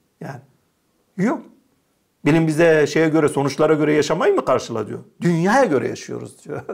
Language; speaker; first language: Turkish; native; Turkish